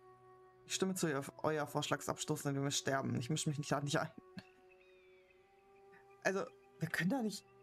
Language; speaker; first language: German; native; German